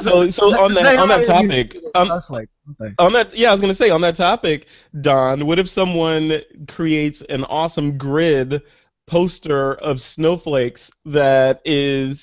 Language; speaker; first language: English; native; English